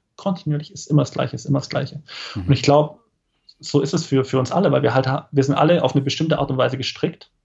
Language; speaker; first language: German; native; German